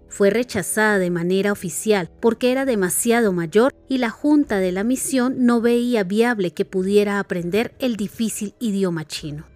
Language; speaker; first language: Spanish; native; Spanish